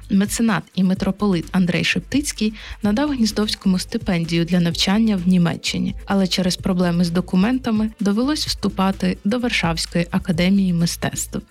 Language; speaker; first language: Ukrainian; native; Ukrainian